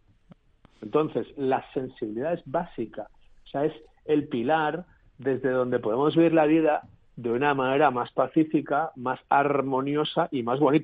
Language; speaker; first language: Spanish; native; Spanish